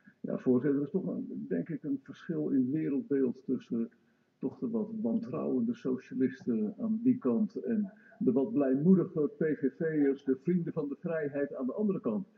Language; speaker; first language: Dutch; native; Dutch